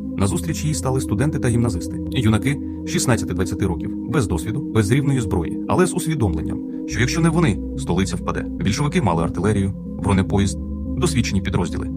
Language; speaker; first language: Ukrainian; native; Ukrainian